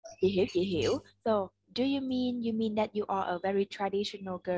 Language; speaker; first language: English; non-native, fluent; Vietnamese